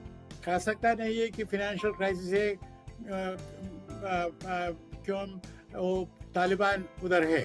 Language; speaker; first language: Hindi; non-native, local second language; Malayalam